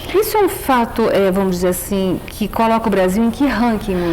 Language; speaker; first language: Portuguese; native; Portuguese